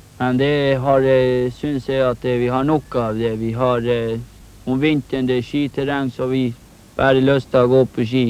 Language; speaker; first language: Norwegian; native; Norwegian